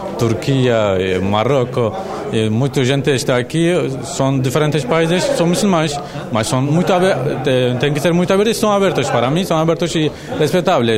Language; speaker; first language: Portuguese; non-native, fluent; Turkish